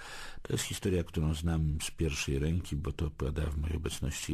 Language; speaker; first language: Polish; native; Polish